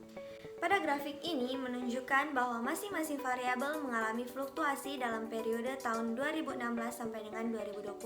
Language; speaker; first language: Indonesian; native; Indonesian